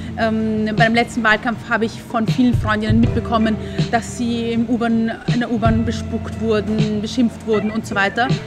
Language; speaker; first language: German; early bilingual, other home language; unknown